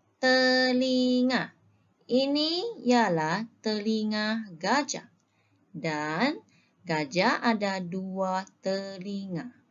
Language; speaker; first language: Malay; non-native, local second language; Chinese